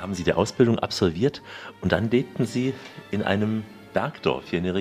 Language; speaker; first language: German; native; German